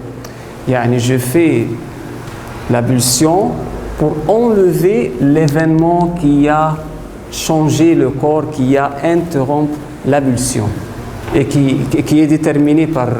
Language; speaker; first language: French; non-native, fluent; Arabic